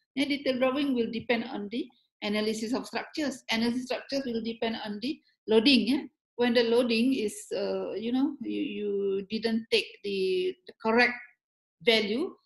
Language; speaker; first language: English; non-native, local second language; Malay